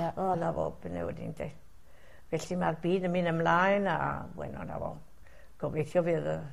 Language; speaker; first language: Welsh; early bilingual, heritage; Welsh